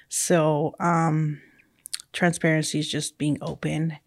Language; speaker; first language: English; early bilingual, other home language; Spanish